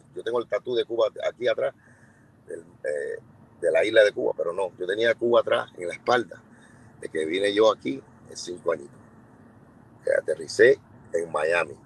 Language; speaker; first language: Spanish; early bilingual, other home language; English